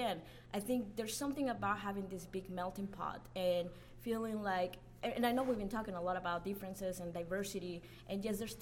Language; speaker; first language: English; non-native, fluent; Spanish